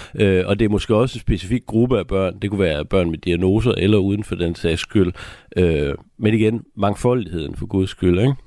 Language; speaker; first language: Danish; native; Danish